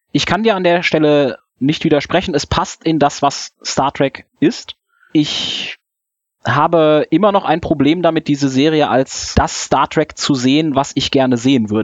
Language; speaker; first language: German; native; German